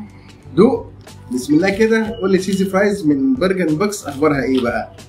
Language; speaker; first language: Arabic; native; Arabic